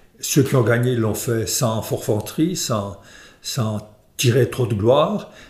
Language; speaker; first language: French; native; French